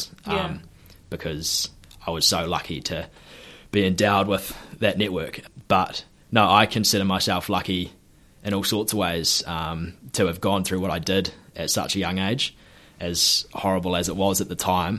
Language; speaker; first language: English; native; English